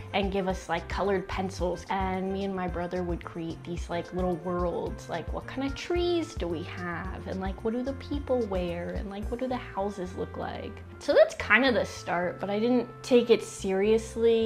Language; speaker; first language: English; native; English